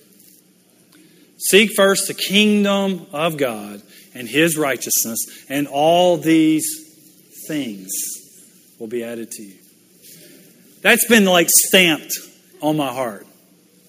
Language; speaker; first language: English; native; English